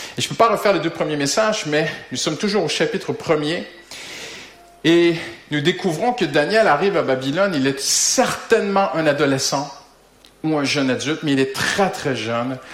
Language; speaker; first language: French; native; French